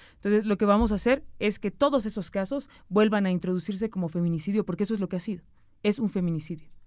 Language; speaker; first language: Spanish; native; Spanish